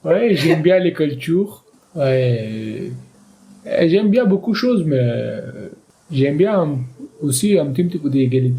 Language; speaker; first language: French; non-native, learner; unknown